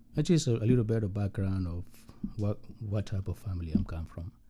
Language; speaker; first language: English; non-native, learner; Spanish